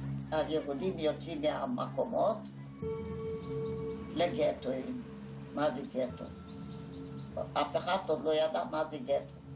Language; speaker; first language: Hebrew; non-native, fluent; Hungarian